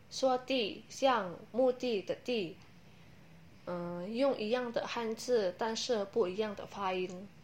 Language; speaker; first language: Chinese; non-native, learner; Indonesian